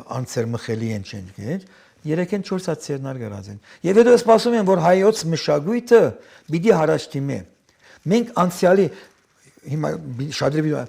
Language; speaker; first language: Armenian; early bilingual, heritage; Armenian